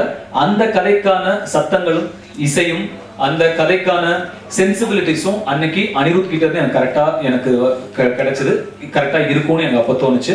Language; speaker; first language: Tamil; native; Tamil